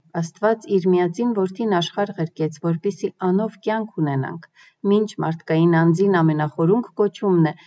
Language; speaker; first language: Armenian; early bilingual, heritage; Armenian